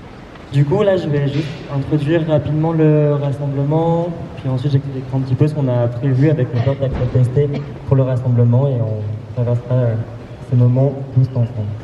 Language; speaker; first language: French; native; French